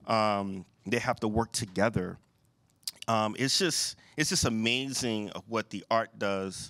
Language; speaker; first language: English; native; English